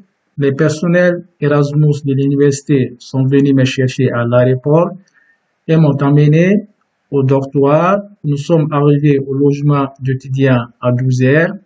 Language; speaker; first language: French; non-native, fluent; Turkish